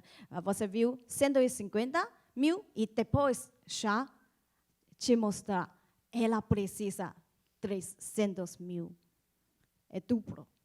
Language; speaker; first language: Portuguese; non-native, learner; Chinese